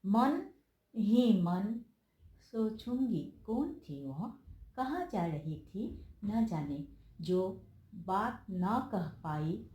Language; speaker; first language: Hindi; non-native, local second language; Assamese